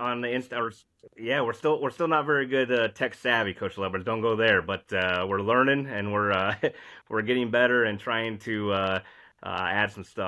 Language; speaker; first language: English; native; English